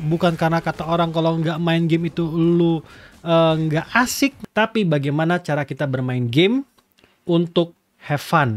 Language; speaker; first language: Indonesian; native; Indonesian